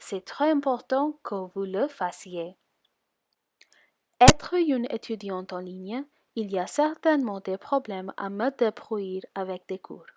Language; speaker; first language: French; non-native, learner; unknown